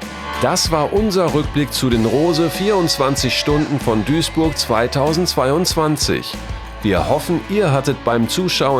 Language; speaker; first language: German; native; German